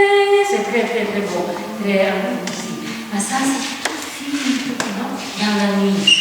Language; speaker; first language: French; non-native, fluent; Italian